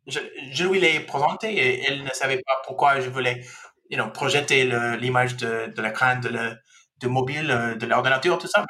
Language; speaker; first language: French; non-native, fluent; English